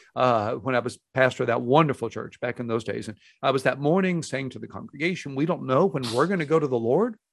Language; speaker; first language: English; native; English